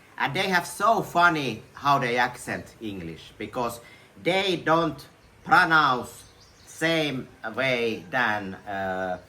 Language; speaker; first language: English; non-native, learner; Finnish